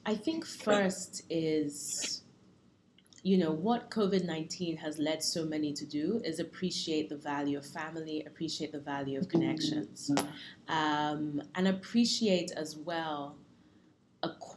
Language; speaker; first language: English; native; English